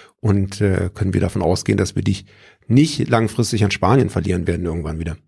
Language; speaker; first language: German; native; German